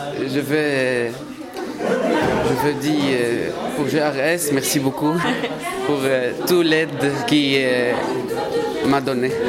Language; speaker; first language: French; non-native, learner; Arabic